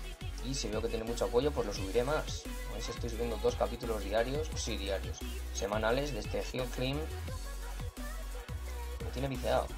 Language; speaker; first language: Spanish; native; Spanish